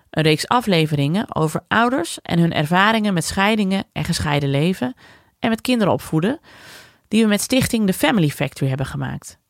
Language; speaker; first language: Dutch; native; Dutch